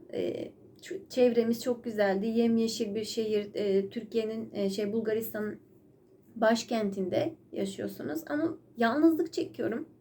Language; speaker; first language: Turkish; native; Turkish